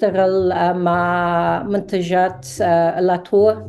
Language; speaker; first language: Arabic; non-native, learner; English